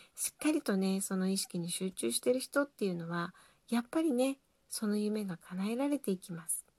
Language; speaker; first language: Japanese; native; Japanese